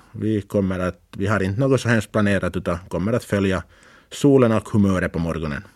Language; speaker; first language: Swedish; native; Swedish